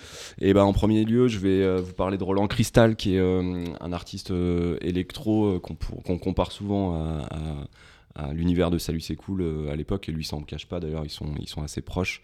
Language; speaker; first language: French; native; French